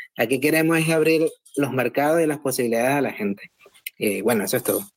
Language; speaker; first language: Spanish; native; Spanish